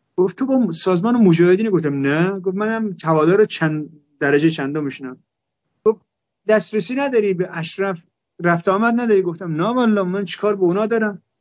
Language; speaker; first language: Persian; non-native, local second language; Turkmen